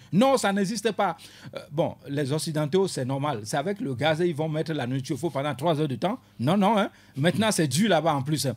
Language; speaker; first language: French; non-native, local second language; Ewe